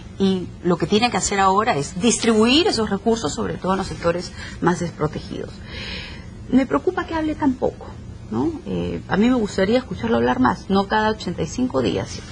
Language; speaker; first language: Spanish; native; Spanish